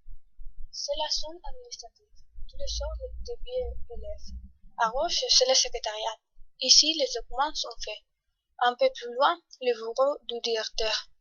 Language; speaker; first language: French; non-native, learner; Spanish